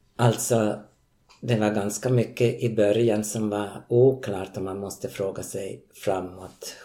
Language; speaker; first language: Swedish; native; Swedish